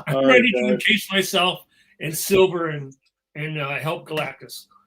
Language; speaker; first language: English; native; English